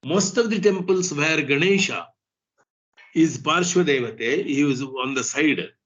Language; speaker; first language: English; non-native, local second language; Kannada